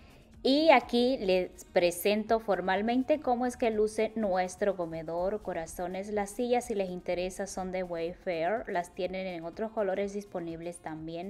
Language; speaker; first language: Spanish; native; Spanish